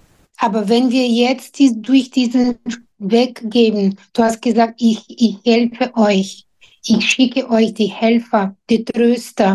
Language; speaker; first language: German; non-native, fluent; Bulgarian